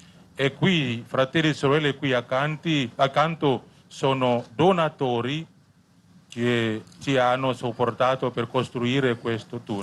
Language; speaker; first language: Italian; non-native, fluent; Indonesian